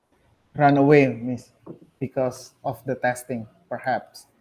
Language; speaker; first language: English; non-native, learner; Indonesian